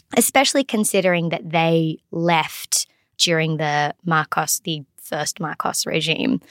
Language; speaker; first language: English; native; English